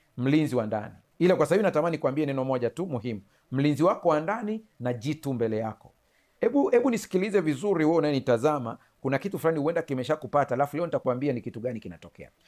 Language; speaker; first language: Swahili; native; Swahili